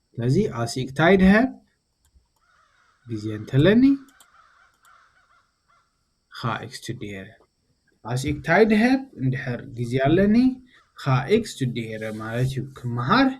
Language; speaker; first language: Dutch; non-native, learner; Tigrinya